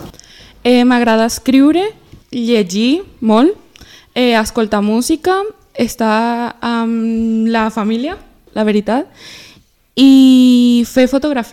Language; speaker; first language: Catalan; early bilingual, other home language; Spanish